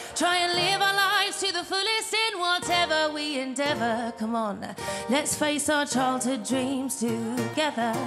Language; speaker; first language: English; native; English